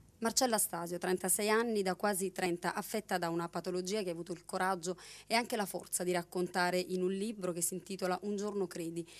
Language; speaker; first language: Italian; native; Italian